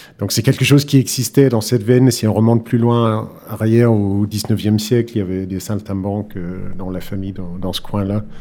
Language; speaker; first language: French; non-native, fluent; Danish